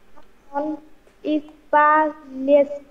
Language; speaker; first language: Russian; non-native, learner; Vietnamese